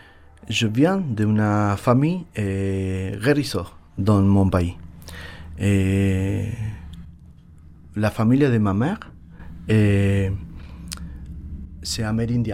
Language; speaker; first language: French; non-native, learner; Spanish